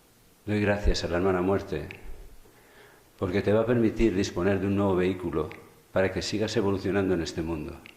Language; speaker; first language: Spanish; native; Spanish